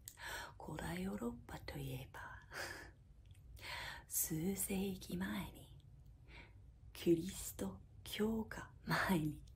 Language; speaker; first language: Japanese; non-native, fluent; English